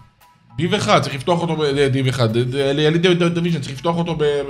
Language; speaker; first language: Hebrew; native; Hebrew